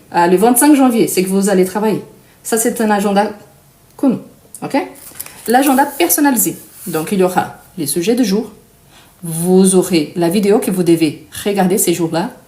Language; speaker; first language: French; non-native, fluent; Portuguese